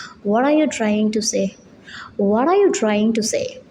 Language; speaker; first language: English; non-native, local second language; Tamil